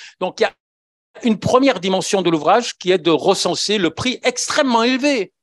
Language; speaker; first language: French; native; French